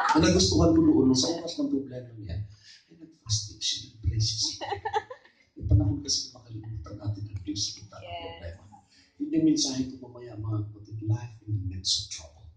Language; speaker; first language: Filipino; non-native, local second language; Cebuano